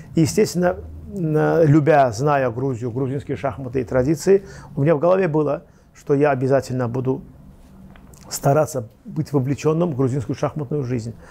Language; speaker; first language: Russian; non-native, local second language; Azerbaijani